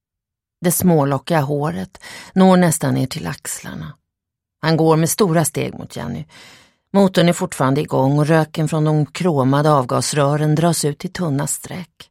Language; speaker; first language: Swedish; native; Swedish